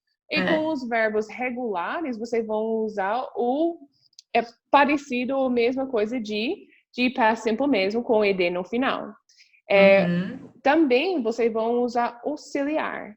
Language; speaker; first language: Portuguese; non-native, fluent; English